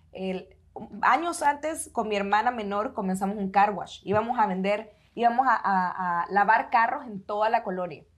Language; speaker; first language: Spanish; native; Spanish